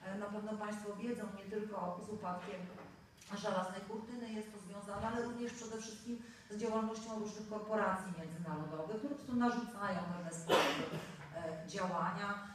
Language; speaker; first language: Polish; native; Polish